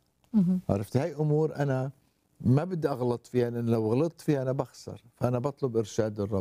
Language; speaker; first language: Arabic; native; Arabic